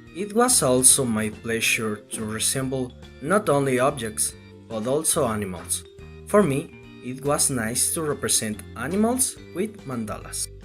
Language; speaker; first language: English; non-native, learner; Spanish